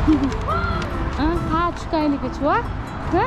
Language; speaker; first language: Korean; native; Korean